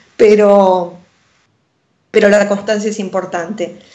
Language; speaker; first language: Spanish; native; Spanish